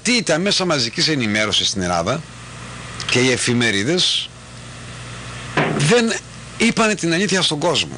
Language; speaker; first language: Greek; native; Greek